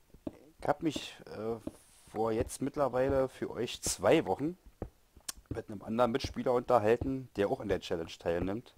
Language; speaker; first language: German; native; German